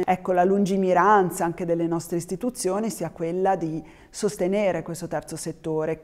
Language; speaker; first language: Italian; native; Italian